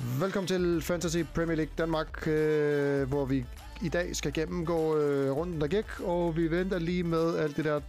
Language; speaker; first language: Danish; native; Danish